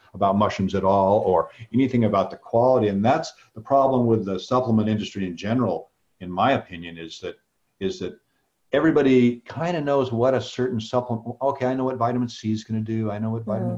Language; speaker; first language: English; native; English